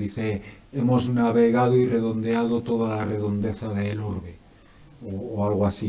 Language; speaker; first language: Spanish; native; Spanish